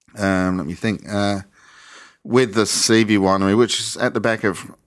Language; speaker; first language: English; native; English